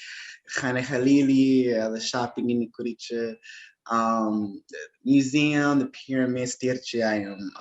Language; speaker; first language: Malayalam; non-native, learner; English